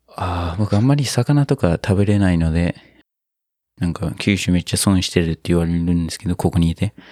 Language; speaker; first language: Japanese; non-native, fluent; English